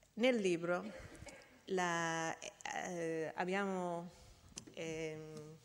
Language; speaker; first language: Italian; non-native, fluent; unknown